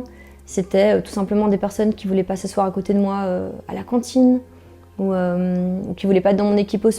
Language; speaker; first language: French; native; French